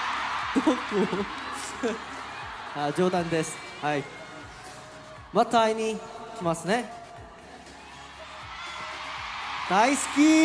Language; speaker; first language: Japanese; non-native, learner; Korean